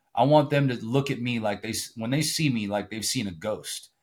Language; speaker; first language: English; native; English